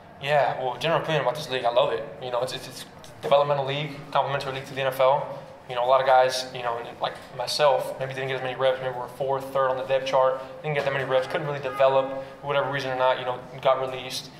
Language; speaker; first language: English; early bilingual, other home language; Spanish